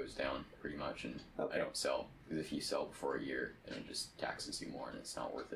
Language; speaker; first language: English; native; English